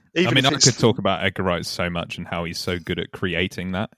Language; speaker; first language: English; native; English